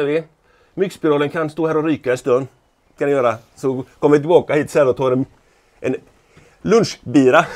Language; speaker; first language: Swedish; native; Swedish